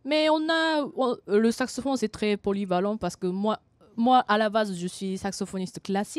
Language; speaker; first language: French; non-native, fluent; Japanese